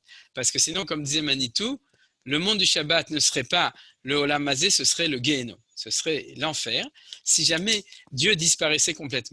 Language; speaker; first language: French; native; French